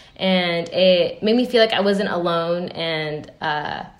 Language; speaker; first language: English; early bilingual, other home language; Spanish